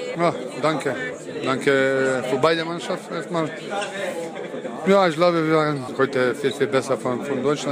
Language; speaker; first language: German; non-native, learner; Croatian